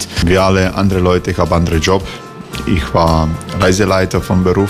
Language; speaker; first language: German; non-native, learner; Croatian